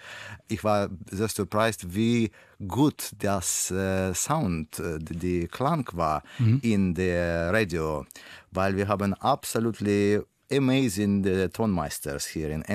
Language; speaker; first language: German; non-native, learner; Russian